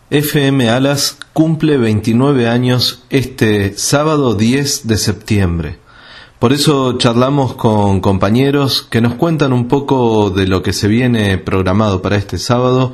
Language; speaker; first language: Spanish; native; Spanish